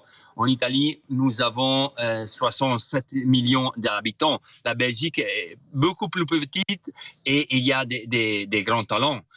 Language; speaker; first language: French; non-native, fluent; Italian